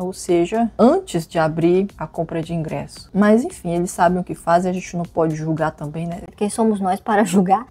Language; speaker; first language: Portuguese; native; Portuguese